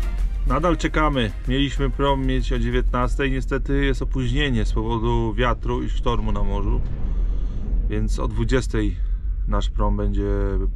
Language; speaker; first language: Polish; native; Polish